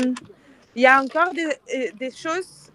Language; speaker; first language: French; non-native, fluent; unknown